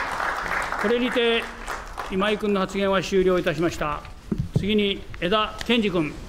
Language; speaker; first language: Japanese; native; Japanese